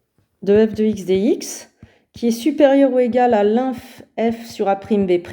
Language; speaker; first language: French; native; French